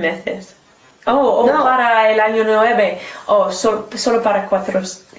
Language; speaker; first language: Spanish; non-native, learner; English